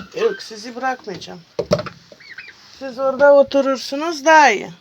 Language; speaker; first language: Turkish; non-native, learner; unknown